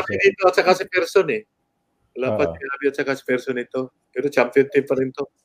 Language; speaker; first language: Filipino; native; Filipino